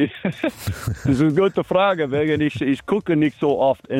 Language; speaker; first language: German; non-native, learner; English